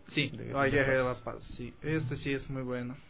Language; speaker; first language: Spanish; non-native, fluent; Russian